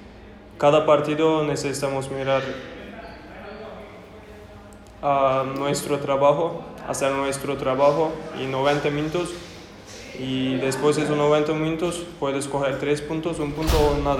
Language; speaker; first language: Spanish; non-native, learner; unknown